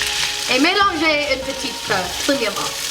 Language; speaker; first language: French; non-native, learner; English